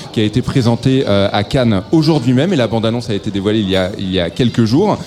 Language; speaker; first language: French; native; French